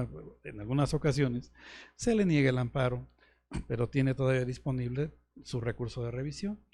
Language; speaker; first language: Spanish; native; Spanish